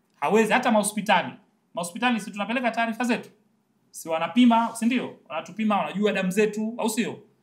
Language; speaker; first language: Swahili; native; Swahili